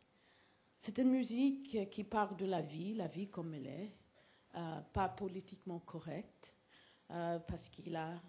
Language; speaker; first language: French; non-native, fluent; English